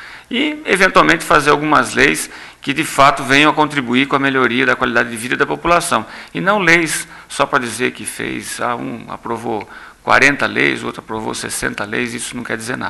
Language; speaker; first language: Portuguese; native; Portuguese